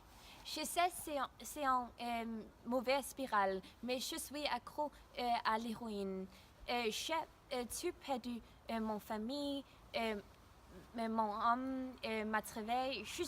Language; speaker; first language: French; non-native, learner; Danish